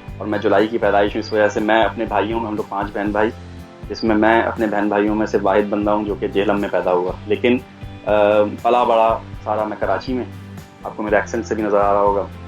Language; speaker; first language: Urdu; non-native, local second language; Punjabi